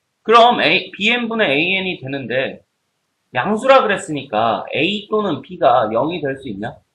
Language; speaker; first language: Korean; native; Korean